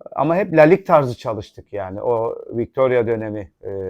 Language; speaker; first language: Turkish; native; Turkish